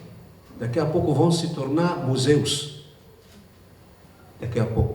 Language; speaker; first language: Portuguese; non-native, fluent; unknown